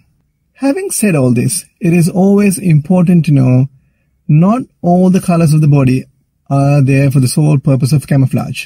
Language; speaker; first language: English; non-native, local second language; Sinhala